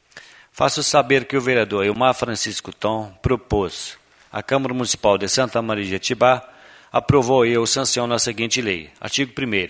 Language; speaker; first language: Portuguese; native; Portuguese